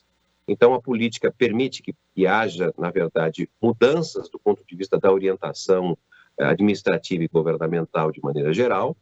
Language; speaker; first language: Portuguese; native; Portuguese